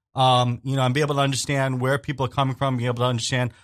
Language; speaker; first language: English; early bilingual, other home language; Hindi